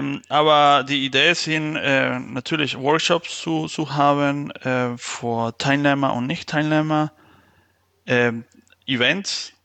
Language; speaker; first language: German; non-native, fluent; Spanish